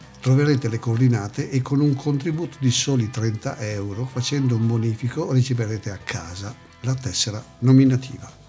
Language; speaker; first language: Italian; native; Italian